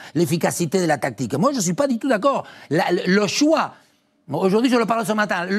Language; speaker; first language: French; non-native, fluent; Spanish